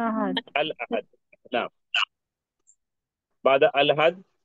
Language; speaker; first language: Arabic; non-native, fluent; Urdu